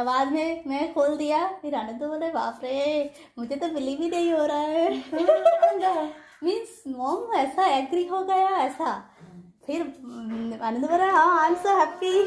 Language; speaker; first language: Hindi; non-native, local second language; Bangla